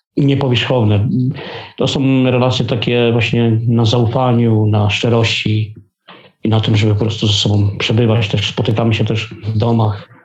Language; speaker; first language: Polish; native; Polish